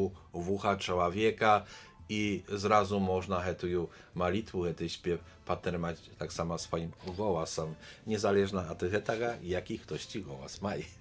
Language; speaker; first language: Polish; non-native, learner; Belarusian